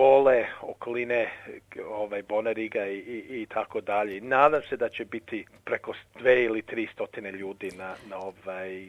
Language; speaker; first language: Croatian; early bilingual, heritage; English